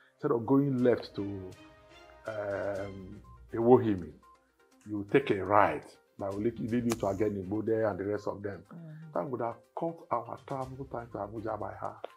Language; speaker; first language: English; non-native, local second language; Igbo